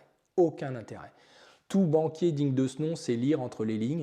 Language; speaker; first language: French; native; French